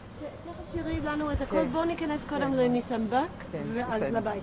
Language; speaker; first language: Hebrew; native; Hebrew